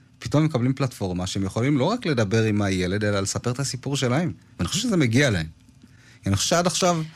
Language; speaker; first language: Hebrew; early bilingual, other home language; Amharic